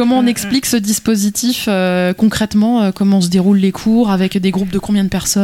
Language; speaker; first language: French; native; French